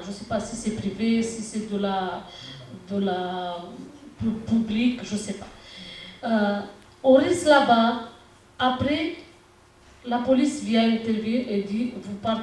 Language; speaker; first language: French; non-native, learner; Romanian